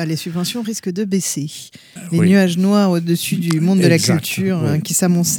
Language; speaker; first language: French; native; French